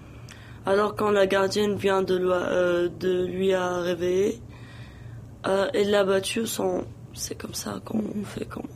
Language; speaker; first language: French; non-native, local second language; Arabic